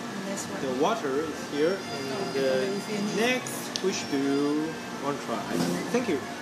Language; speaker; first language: English; non-native, learner; Chinese